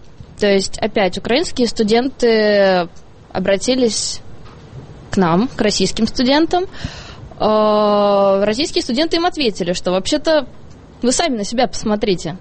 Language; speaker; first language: Russian; native; Russian